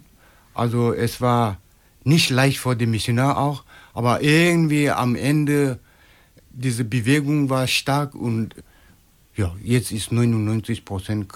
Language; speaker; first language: German; non-native, learner; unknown